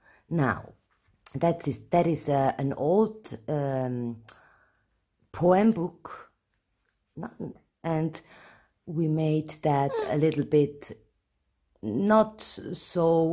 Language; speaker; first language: English; non-native, learner; Swiss German